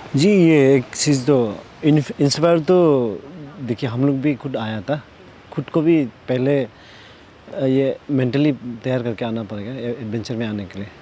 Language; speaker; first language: Hindi; non-native, local second language; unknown